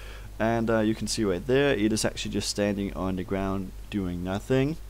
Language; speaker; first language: English; non-native, fluent; Danish